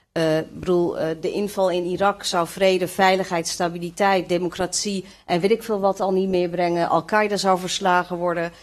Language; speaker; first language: Dutch; early bilingual, other home language; Kurdish